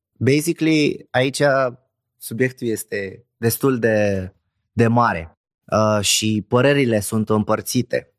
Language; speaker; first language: Romanian; non-native, fluent; Arabic